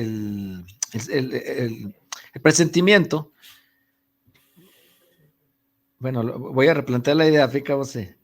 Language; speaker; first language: Spanish; native; Spanish